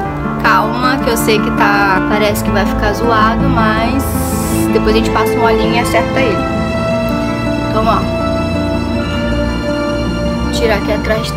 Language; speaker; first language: Portuguese; native; Portuguese